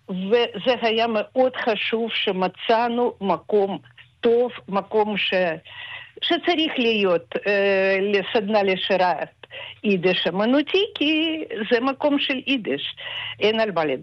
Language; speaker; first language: Hebrew; non-native, fluent; Russian